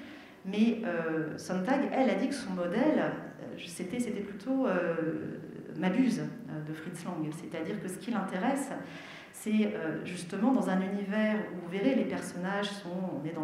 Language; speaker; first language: French; native; French